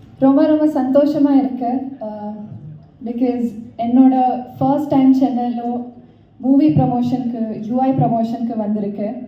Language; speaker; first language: Tamil; non-native, learner; Kannada